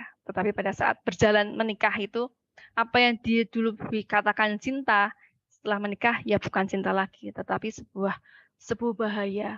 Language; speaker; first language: Malay; native; Malay